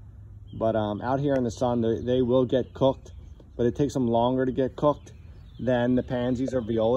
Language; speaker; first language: English; native; English